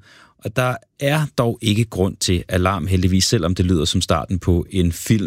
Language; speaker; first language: Danish; native; Danish